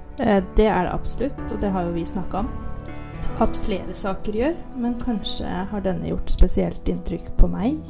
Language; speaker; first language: Norwegian; native; Norwegian